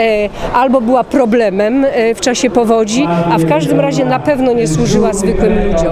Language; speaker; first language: Polish; native; Polish